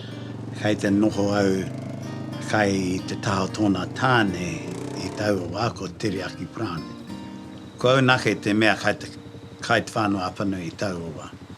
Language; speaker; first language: Māori; native; Māori